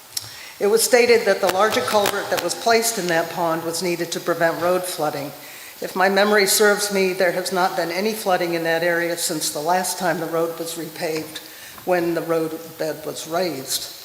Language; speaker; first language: English; native; English